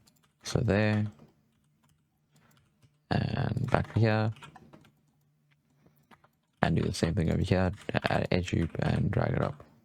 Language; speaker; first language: English; native; English